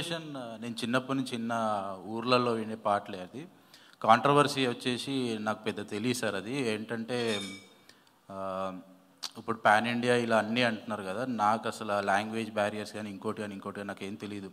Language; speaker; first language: Telugu; native; Telugu